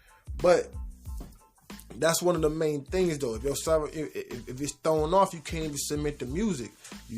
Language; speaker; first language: English; native; English